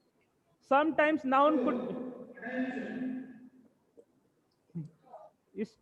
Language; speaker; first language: English; non-native, local second language; Hindi